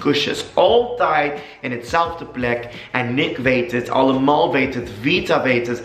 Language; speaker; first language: Dutch; non-native, learner; English